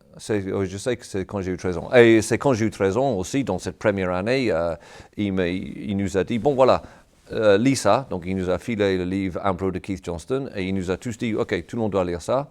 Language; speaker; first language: French; non-native, fluent; English